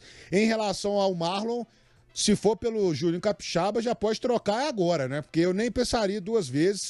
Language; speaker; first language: Portuguese; native; Portuguese